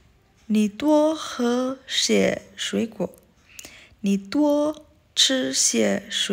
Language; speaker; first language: Chinese; non-native, fluent; Indonesian